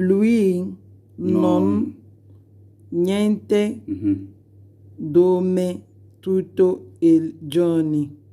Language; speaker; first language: Italian; non-native, learner; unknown